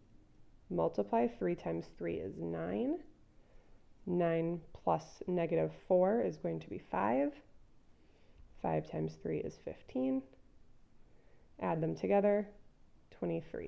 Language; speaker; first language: English; native; English